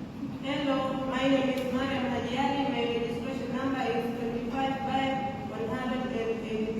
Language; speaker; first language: English; non-native, local second language; Swahili